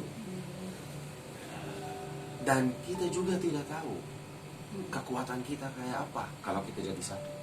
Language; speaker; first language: Indonesian; non-native, fluent; Arabic